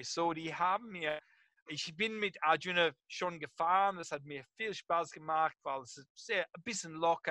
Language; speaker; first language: German; non-native, fluent; English